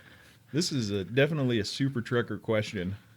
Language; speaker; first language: English; native; English